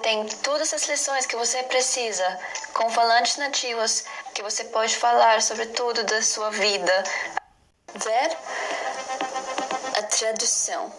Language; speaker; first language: Portuguese; non-native, learner; Latvian